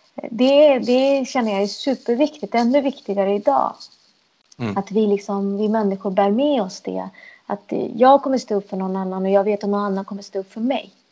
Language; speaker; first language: Swedish; early bilingual, other home language; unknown